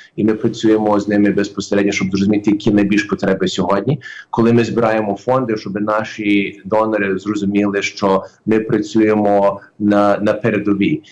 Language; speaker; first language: Ukrainian; early bilingual, heritage; Ukrainian